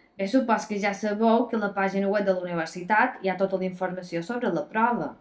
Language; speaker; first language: Catalan; native; Catalan